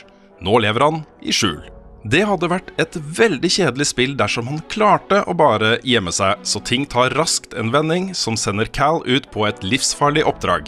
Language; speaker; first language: Norwegian; native; Norwegian